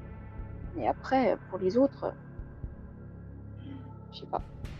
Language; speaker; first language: French; native; French